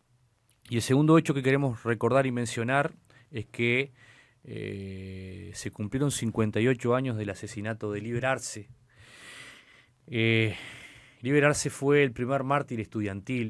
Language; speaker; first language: Spanish; native; Spanish